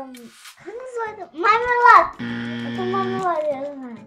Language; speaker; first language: Russian; non-native, local second language; Kazakh